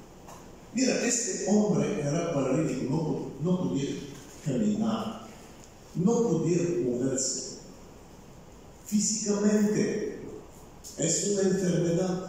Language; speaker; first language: Spanish; non-native, fluent; Bulgarian